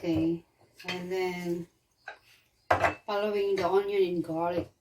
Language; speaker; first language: English; non-native, local second language; Filipino